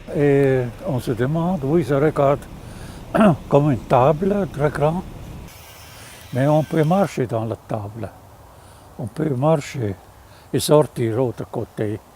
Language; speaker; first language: French; non-native, fluent; German